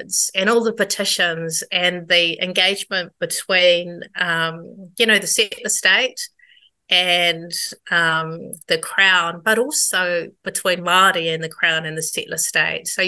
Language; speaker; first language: English; native; English